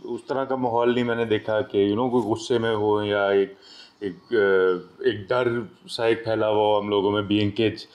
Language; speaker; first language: Urdu; native; Urdu